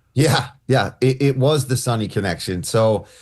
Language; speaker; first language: English; native; English